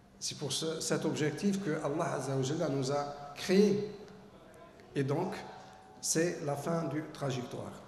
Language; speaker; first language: French; non-native, local second language; Arabic